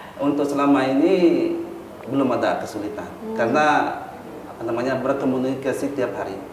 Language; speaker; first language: Indonesian; native; Indonesian